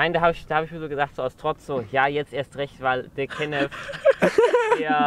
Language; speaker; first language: German; native; German